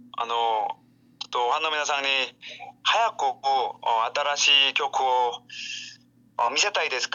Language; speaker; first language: Japanese; non-native, learner; Korean